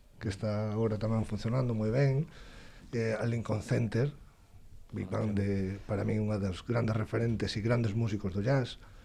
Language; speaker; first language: Galician; non-native, local second language; Spanish